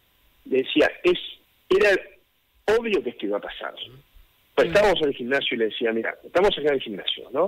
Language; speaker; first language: Spanish; native; Spanish